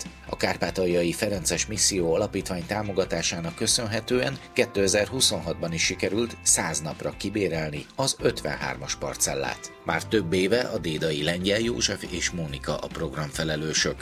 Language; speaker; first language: Hungarian; native; Hungarian